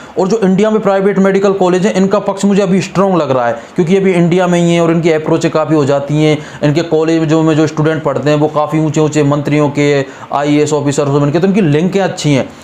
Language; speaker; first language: Hindi; native; Hindi